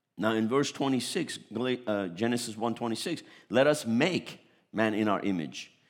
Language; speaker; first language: English; early bilingual, other home language; Turkish